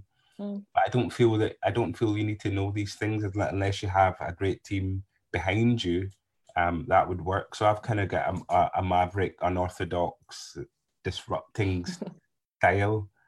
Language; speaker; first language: English; native; English